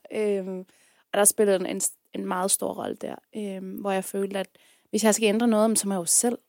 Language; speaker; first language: Danish; early bilingual, other home language; Persian